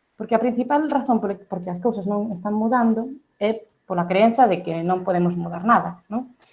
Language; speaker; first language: Galician; early bilingual, heritage; Catalan